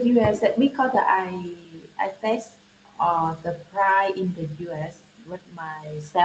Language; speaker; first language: English; non-native, learner; Vietnamese